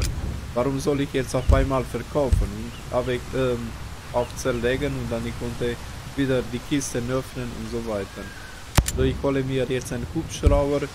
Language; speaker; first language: German; non-native, fluent; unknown